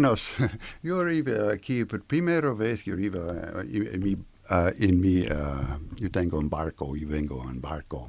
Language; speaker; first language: Spanish; non-native, learner; French